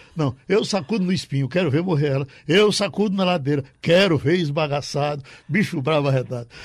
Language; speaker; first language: Portuguese; native; Portuguese